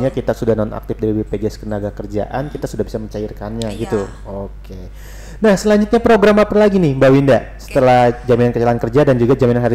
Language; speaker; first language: Indonesian; native; Indonesian